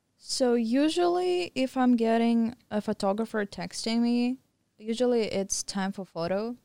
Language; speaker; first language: English; non-native, fluent; Russian